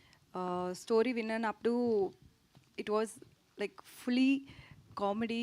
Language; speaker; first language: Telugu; non-native, learner; Tamil